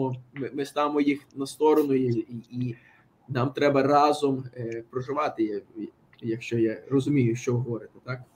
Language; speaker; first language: Ukrainian; early bilingual, heritage; Ukrainian